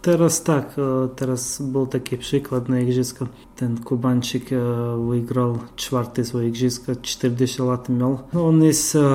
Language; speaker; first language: Polish; non-native, fluent; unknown